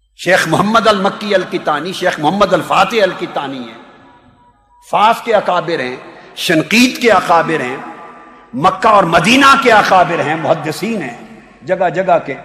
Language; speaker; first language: Urdu; non-native, local second language; Punjabi